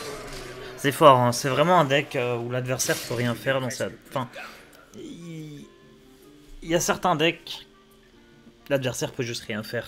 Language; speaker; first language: French; native; French